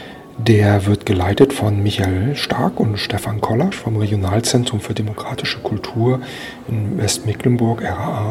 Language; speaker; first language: German; native; German